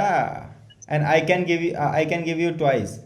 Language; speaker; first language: English; non-native, learner; Hindi